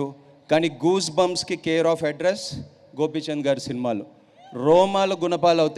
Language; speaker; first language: Telugu; native; Telugu